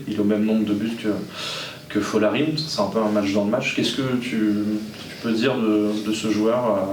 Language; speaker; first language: French; native; French